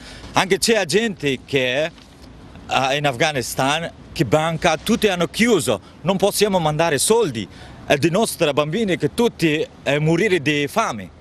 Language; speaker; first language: Italian; non-native, learner; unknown